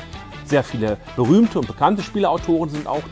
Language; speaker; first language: German; native; German